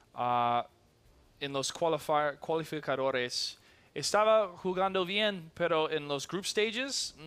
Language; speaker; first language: Spanish; non-native, learner; English